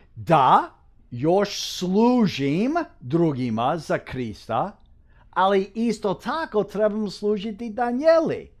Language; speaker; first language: Croatian; early bilingual, heritage; Croatian